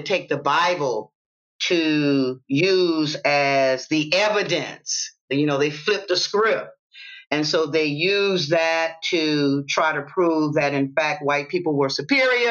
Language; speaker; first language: English; native; English